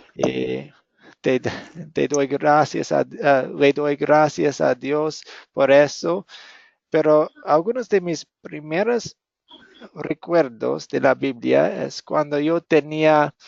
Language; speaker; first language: Spanish; non-native, fluent; English